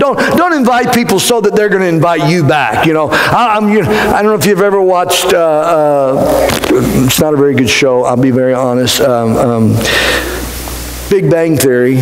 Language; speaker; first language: English; native; English